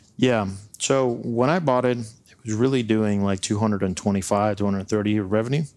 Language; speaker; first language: English; non-native, local second language; Spanish